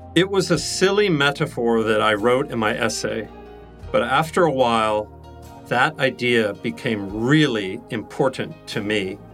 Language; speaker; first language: English; native; English